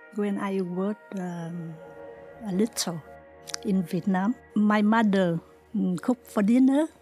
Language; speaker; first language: English; non-native, learner; Vietnamese